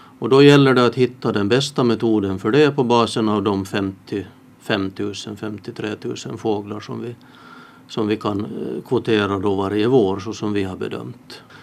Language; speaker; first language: Swedish; native; Swedish